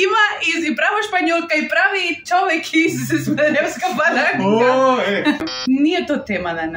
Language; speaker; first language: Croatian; non-native, learner; Spanish